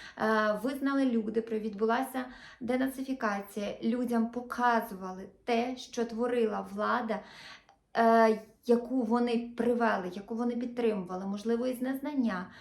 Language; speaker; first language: Ukrainian; non-native, local second language; Russian